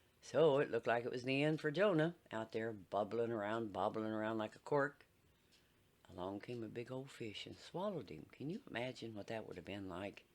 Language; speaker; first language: English; native; English